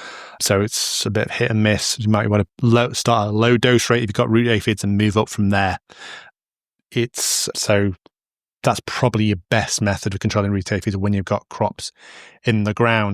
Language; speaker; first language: English; native; English